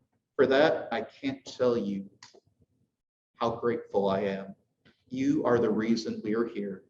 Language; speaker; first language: English; native; English